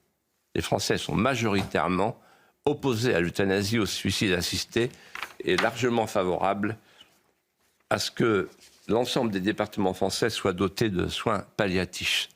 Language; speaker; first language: French; native; French